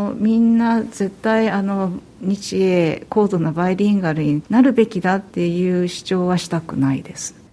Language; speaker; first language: Japanese; early bilingual, heritage; Japanese